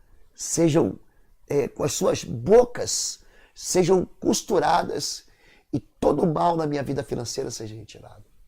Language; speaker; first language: Portuguese; native; Portuguese